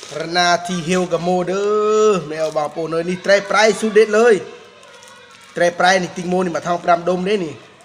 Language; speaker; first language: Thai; non-native, local second language; Khmer